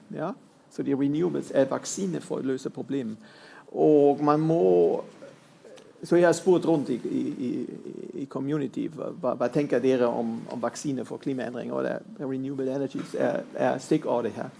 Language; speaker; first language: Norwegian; non-native, fluent; German